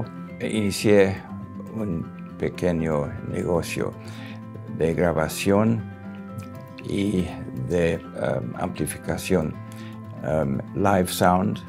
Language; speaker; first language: Spanish; non-native, local second language; English